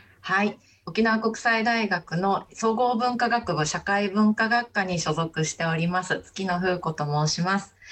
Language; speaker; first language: Japanese; native; Japanese